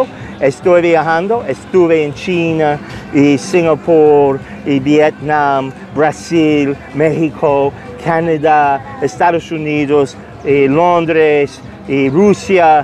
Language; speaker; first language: Spanish; non-native, learner; English